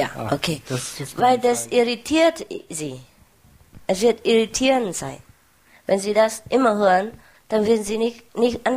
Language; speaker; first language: German; non-native, learner; Vietnamese